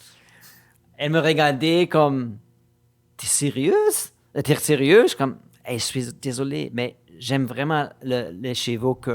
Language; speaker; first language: French; non-native, fluent; German